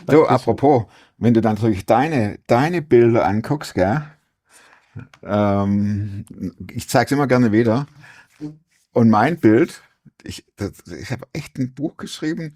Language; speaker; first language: German; native; German